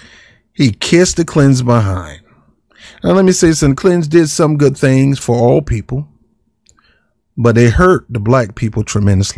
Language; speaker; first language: English; native; English